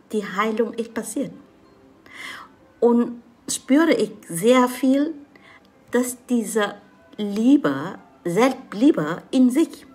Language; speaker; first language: German; non-native, learner; Vietnamese